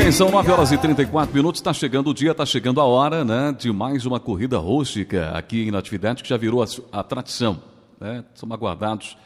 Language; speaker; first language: Portuguese; native; Portuguese